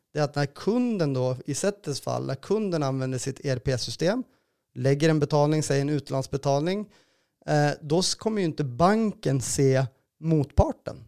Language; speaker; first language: Swedish; native; Swedish